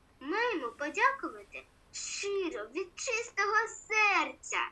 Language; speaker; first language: Ukrainian; non-native, local second language; Russian